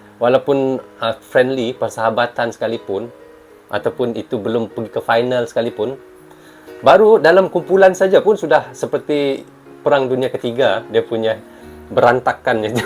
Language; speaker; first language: Malay; native; Malay